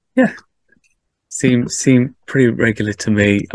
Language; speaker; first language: English; native; English